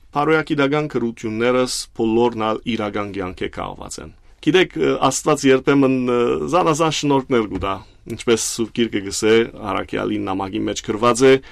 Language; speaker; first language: Armenian; early bilingual, heritage; Armenian